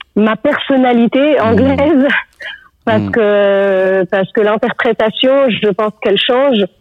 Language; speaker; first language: French; non-native, local second language; Arabic